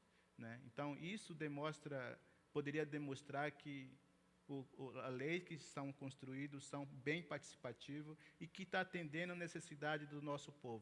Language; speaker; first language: Portuguese; non-native, local second language; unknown